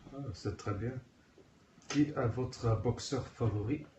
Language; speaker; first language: French; non-native, learner; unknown